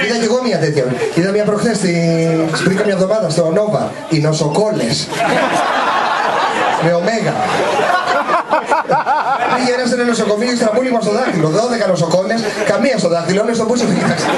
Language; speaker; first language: Greek; native; Greek